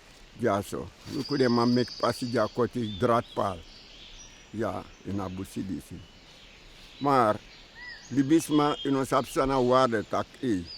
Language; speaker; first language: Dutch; non-native, local second language; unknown